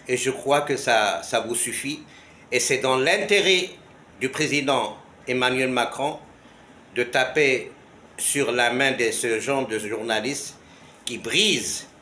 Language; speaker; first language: French; non-native, local second language; Arabic